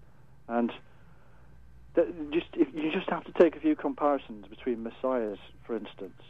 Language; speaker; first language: English; native; English